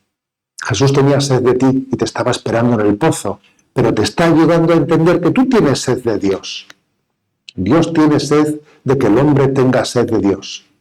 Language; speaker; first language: Spanish; native; Spanish